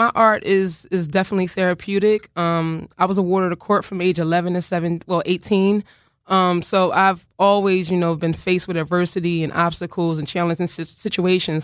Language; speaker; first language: English; native; English